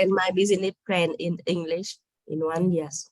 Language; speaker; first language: English; non-native, learner; Vietnamese